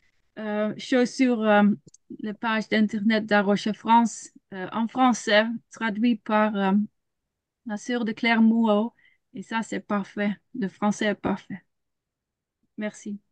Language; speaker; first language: French; non-native, learner; Dutch